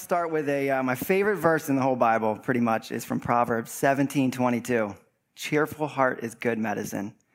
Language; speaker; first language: English; native; English